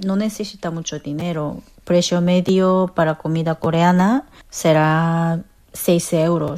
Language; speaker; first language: Spanish; non-native, local second language; Korean